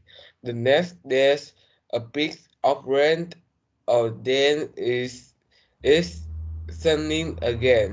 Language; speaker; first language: English; non-native, learner; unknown